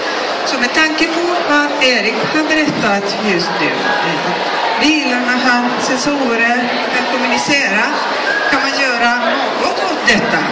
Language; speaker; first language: Swedish; non-native, fluent; Greek